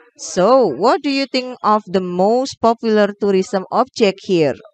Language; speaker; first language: English; non-native, local second language; Indonesian